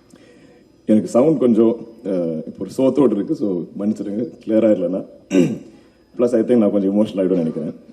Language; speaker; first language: Tamil; non-native, local second language; Malayalam